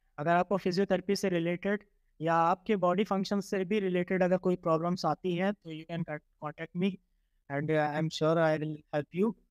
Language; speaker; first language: Hindi; native; Hindi